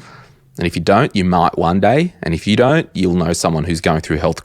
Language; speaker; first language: English; native; English